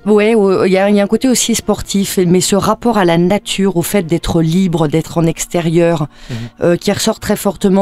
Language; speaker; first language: French; native; French